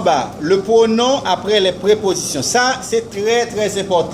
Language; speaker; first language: French; non-native, fluent; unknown